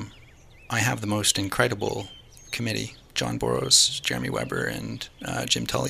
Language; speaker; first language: English; native; English